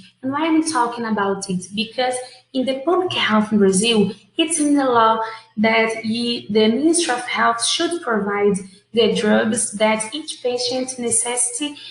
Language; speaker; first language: English; non-native, fluent; Portuguese